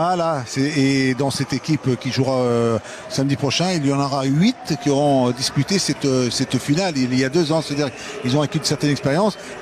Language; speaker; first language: French; native; French